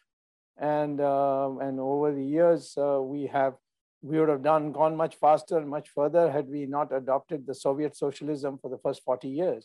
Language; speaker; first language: English; non-native, local second language; Tamil